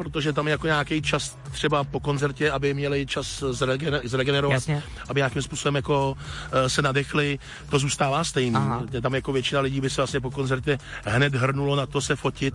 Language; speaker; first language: Czech; native; Czech